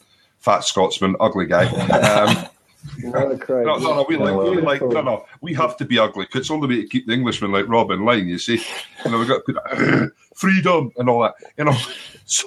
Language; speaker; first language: English; native; English